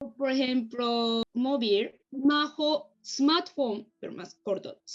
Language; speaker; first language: Spanish; non-native, learner; Japanese